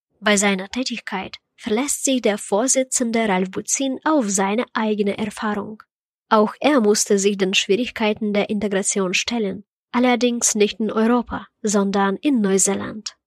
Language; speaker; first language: German; non-native, fluent; Ukrainian